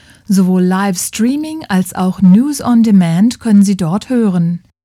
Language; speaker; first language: German; native; German